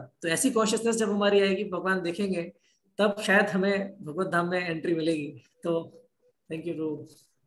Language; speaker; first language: Hindi; native; Hindi